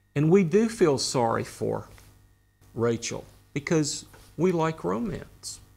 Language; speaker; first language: English; native; English